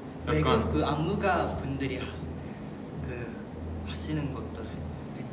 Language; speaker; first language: Korean; non-native, fluent; Japanese